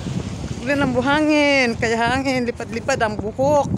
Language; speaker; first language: Filipino; non-native, local second language; Cebuano